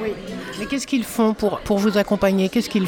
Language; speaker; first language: French; native; French